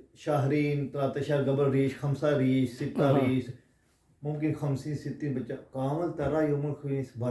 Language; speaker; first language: Arabic; non-native, learner; Urdu